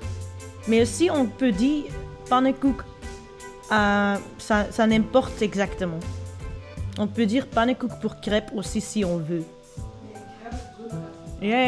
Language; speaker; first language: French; non-native, learner; Dutch